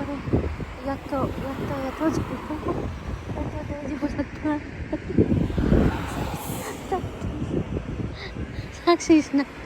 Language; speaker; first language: Japanese; non-native, learner; Filipino